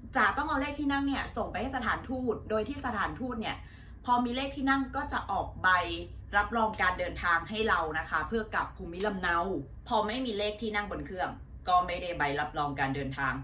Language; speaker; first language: Thai; native; Thai